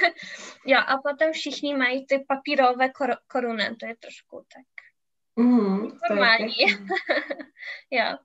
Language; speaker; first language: Czech; non-native, learner; English